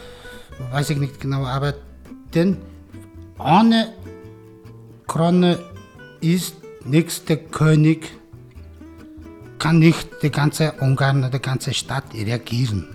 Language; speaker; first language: German; non-native, learner; Mongolian